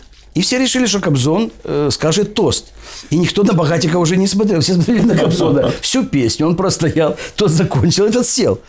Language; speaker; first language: Russian; native; Russian